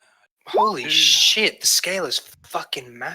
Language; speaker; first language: English; native; English